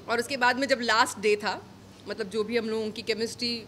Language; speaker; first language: Hindi; native; Hindi